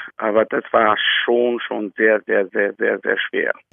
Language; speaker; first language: German; non-native, learner; Albanian